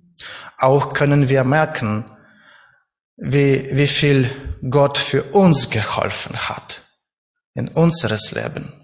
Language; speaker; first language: German; non-native, learner; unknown